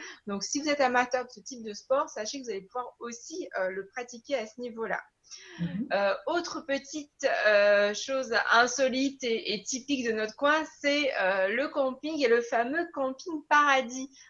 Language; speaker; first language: French; native; French